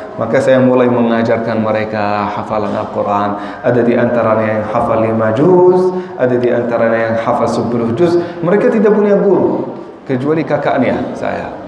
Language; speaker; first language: Indonesian; non-native, fluent; Arabic